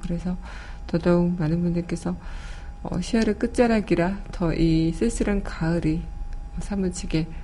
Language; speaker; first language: Korean; native; Korean